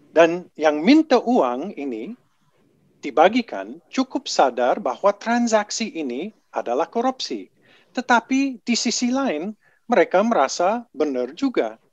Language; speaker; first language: Indonesian; non-native, fluent; English